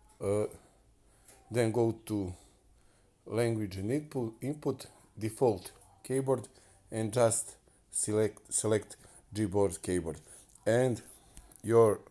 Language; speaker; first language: English; non-native, learner; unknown